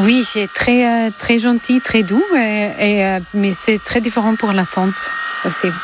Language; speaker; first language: French; non-native, learner; German